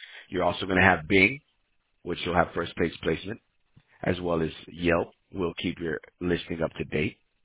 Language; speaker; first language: English; native; English